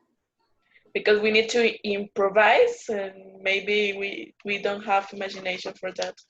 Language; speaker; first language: English; non-native, learner; Spanish